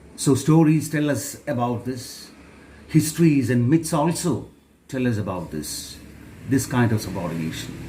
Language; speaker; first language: English; non-native, local second language; Malayalam